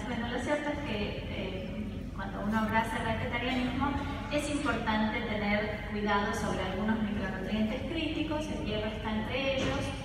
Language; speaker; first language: Spanish; native; Spanish